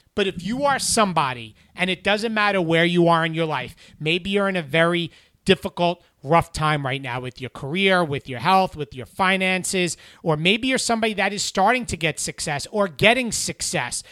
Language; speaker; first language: English; native; English